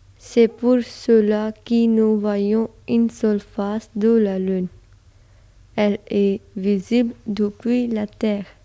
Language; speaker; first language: French; non-native, learner; Urdu